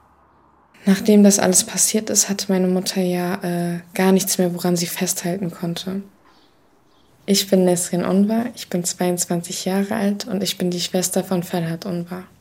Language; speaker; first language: German; early bilingual, other home language; Turkish